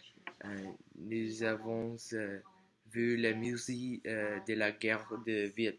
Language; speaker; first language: French; non-native, learner; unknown